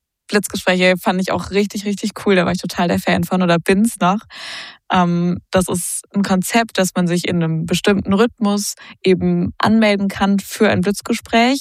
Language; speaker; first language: German; native; German